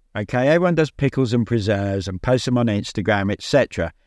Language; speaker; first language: English; native; English